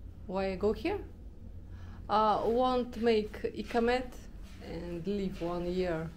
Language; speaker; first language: English; non-native, learner; Russian